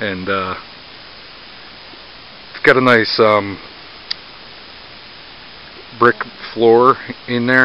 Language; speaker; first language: English; native; English